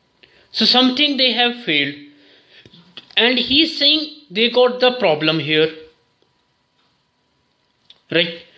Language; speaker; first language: English; non-native, local second language; Hindi